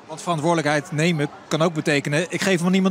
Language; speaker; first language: Dutch; native; Dutch